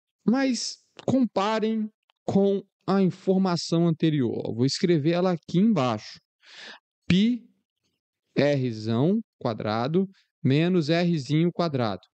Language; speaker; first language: Portuguese; native; Portuguese